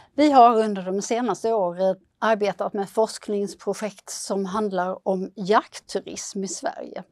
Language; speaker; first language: Swedish; native; Swedish